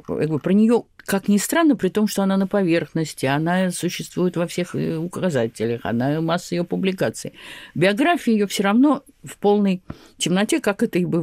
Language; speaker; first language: Russian; native; Russian